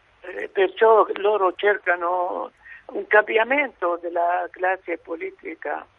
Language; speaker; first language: Italian; non-native, fluent; Arabic